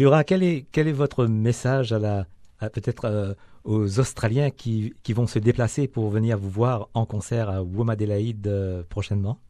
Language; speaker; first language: French; native; French